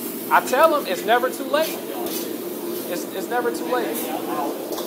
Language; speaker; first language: English; native; English